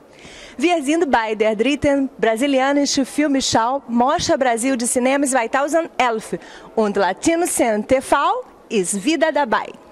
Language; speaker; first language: German; non-native, fluent; Portuguese